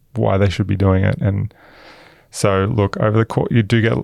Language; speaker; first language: English; native; English